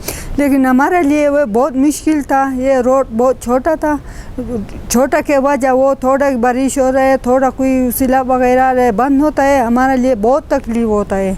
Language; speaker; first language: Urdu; non-native, local second language; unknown